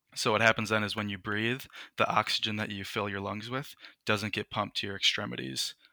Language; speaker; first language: English; native; English